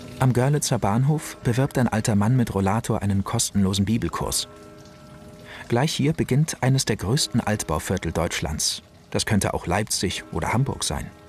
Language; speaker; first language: German; native; German